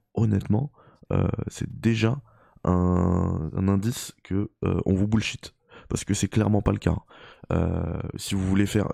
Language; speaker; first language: French; native; French